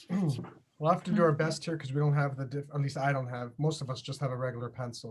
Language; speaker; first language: English; native; English